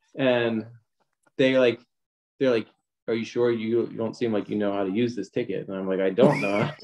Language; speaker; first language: English; native; English